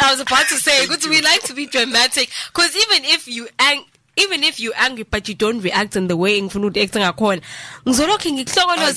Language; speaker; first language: English; non-native, local second language; Zulu